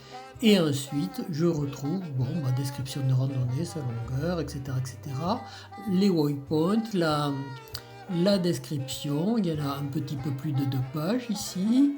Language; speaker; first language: French; native; French